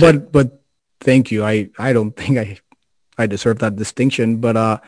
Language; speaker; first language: English; non-native, fluent; Spanish